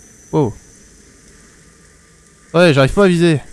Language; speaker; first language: French; native; French